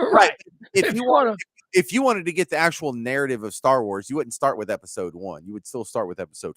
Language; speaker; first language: English; native; English